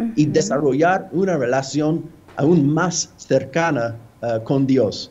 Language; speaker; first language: Spanish; non-native, fluent; English